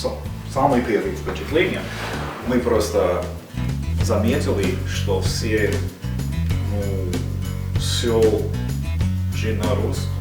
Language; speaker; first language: Russian; non-native, fluent; English